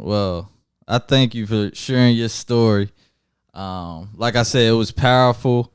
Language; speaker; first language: English; native; English